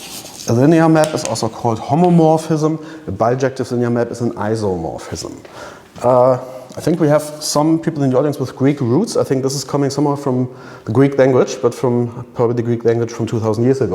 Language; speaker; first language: English; non-native, fluent; German